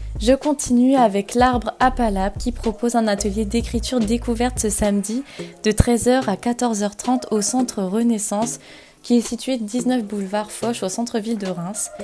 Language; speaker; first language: French; native; French